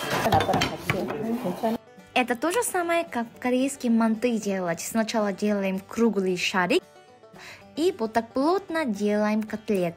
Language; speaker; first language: Russian; non-native, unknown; Korean